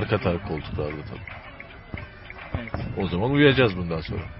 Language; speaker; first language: Turkish; native; Turkish